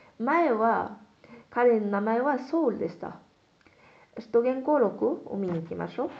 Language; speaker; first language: Japanese; non-native, fluent; Korean